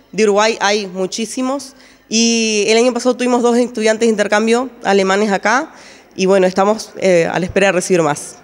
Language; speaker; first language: Spanish; native; Spanish